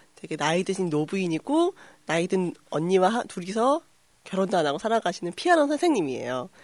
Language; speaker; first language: Korean; native; Korean